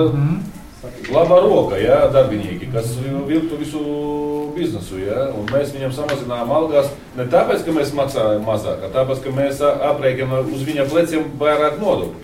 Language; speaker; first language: Latvian; non-native, local second language; Russian